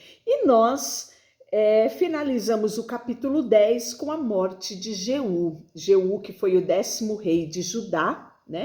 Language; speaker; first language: Portuguese; native; Portuguese